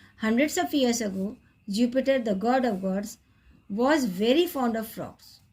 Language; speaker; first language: Hindi; native; Hindi